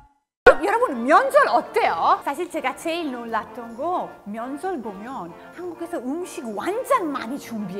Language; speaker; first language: Korean; non-native, fluent; Italian